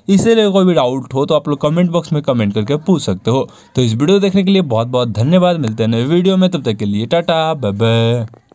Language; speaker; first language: Hindi; native; Hindi